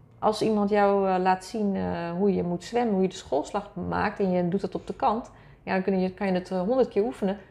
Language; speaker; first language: Dutch; native; Dutch